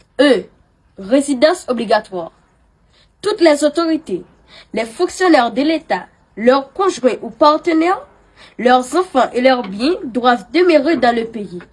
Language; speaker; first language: French; non-native, local second language; Haitian Creole